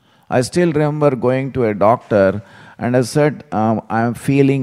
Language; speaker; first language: English; non-native, local second language; Telugu